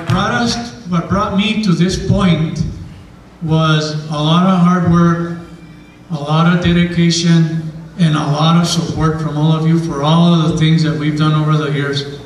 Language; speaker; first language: English; native; English